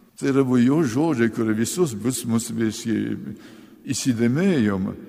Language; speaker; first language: Lithuanian; early bilingual, heritage; Lithuanian